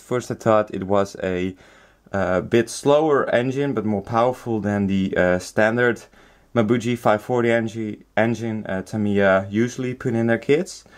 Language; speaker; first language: English; non-native, fluent; Dutch